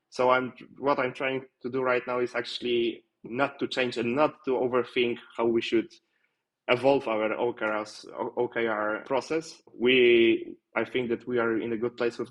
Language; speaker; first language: English; non-native, fluent; Polish